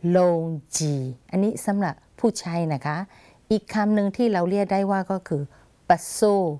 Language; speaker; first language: Thai; non-native, fluent; Burmese